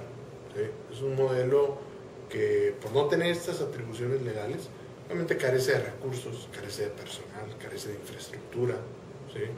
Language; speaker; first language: Spanish; native; Spanish